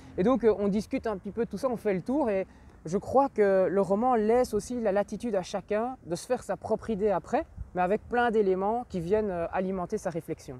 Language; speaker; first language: French; native; French